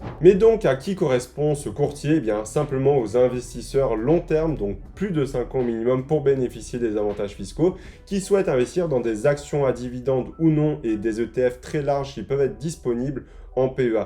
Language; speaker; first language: French; native; French